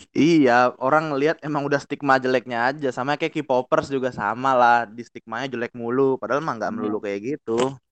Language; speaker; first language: Indonesian; native; Indonesian